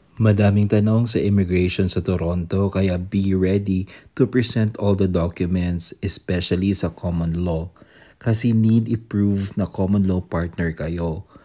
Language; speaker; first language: Filipino; native; Filipino